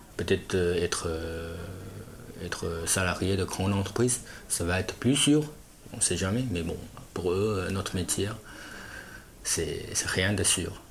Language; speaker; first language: French; non-native, fluent; Chinese